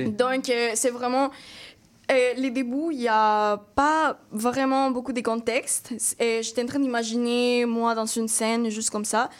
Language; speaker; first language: French; non-native, fluent; Spanish